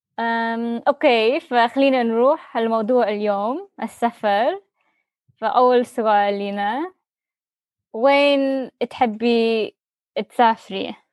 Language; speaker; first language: Arabic; non-native, learner; English